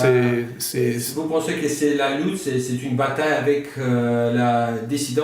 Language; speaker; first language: French; non-native, learner; Russian